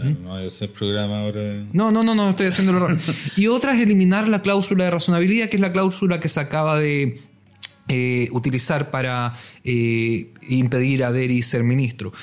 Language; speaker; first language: Spanish; native; Spanish